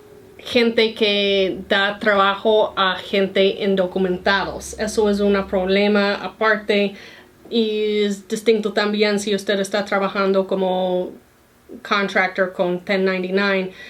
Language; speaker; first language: Spanish; non-native, fluent; English